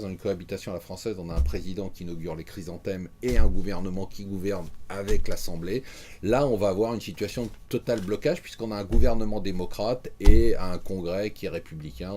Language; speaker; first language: French; native; French